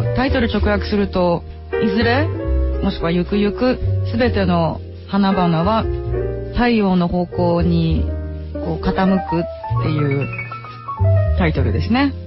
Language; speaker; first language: Japanese; early bilingual, heritage; Japanese